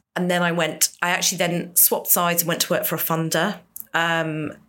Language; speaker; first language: English; native; English